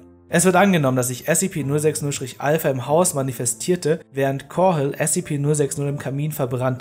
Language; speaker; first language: German; native; German